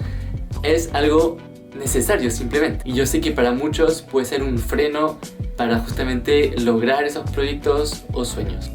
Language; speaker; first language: Spanish; non-native, fluent; French